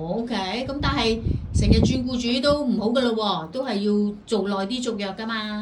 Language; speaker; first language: Cantonese; native; Cantonese